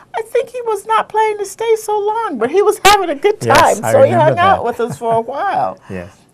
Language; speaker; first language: English; native; English